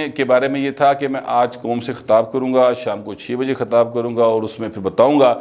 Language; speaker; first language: Urdu; non-native, local second language; Punjabi